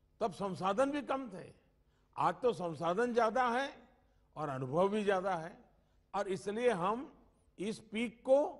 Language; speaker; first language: Hindi; non-native, local second language; Gujarati